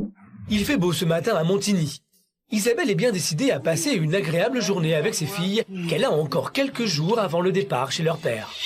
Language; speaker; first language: French; native; French